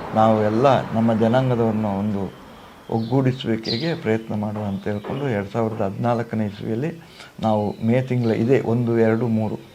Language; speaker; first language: Kannada; non-native, local second language; Kodava